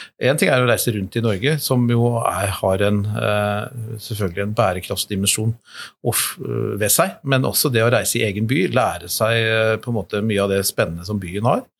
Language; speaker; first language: Norwegian; native; Norwegian